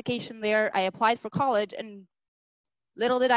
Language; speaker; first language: English; non-native, fluent; Albanian